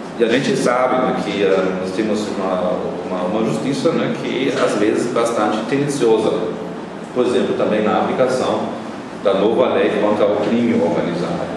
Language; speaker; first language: Portuguese; non-native, fluent; German